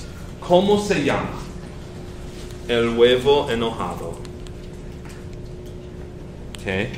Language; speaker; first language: Spanish; non-native, fluent; English